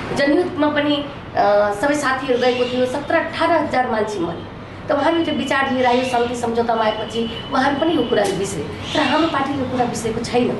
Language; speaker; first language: Nepali; non-native, local second language; Maithili